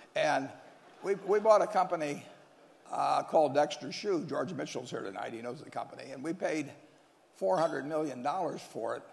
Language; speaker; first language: English; native; English